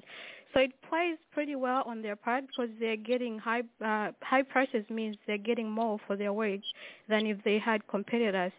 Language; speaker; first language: English; non-native, local second language; Nyanja